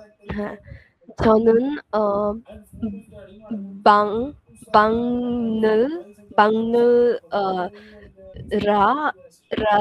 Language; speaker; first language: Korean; non-native, learner; Bangla